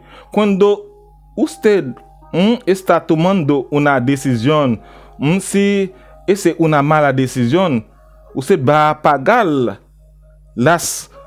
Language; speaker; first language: Spanish; non-native, learner; Haitian Creole